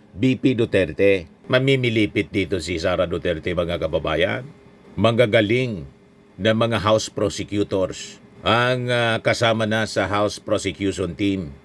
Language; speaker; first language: Filipino; non-native, local second language; Bikol